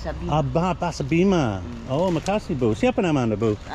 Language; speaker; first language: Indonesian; non-native, learner; English